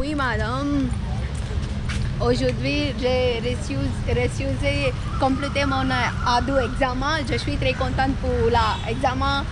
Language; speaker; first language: French; non-native, learner; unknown